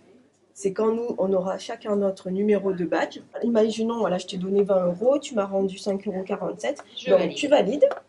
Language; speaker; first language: French; native; French